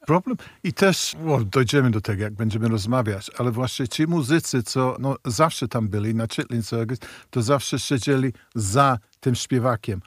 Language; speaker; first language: Polish; early bilingual, heritage; Polish